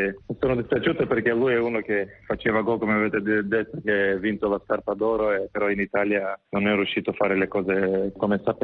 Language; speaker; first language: Italian; non-native, fluent; Macedonian